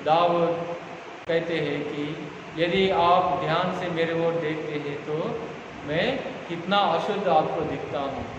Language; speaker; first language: Hindi; non-native, local second language; Telugu